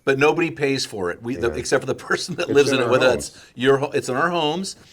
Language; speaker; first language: English; native; English